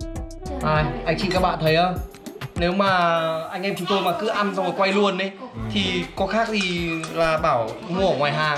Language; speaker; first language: Vietnamese; native; Vietnamese